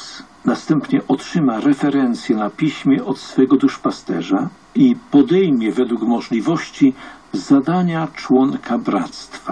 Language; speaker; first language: Polish; native; Polish